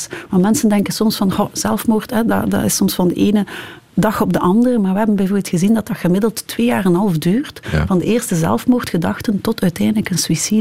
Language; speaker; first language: Dutch; native; Dutch